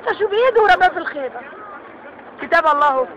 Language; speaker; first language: Arabic; native; Arabic